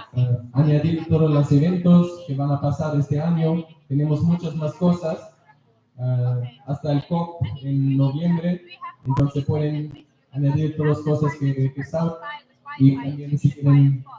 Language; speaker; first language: Spanish; non-native, learner; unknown